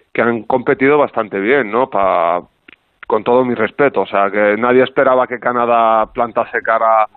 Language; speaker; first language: Spanish; non-native, fluent; Arabic